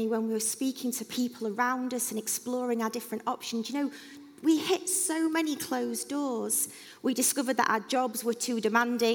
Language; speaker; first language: English; native; English